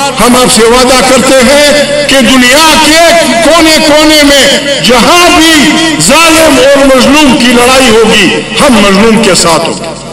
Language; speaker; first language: Urdu; non-native, local second language; Pashto